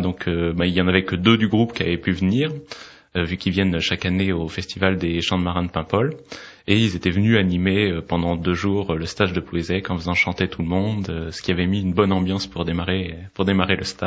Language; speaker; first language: French; native; French